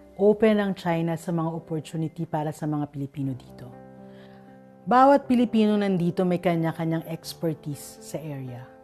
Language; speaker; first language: Filipino; native; Filipino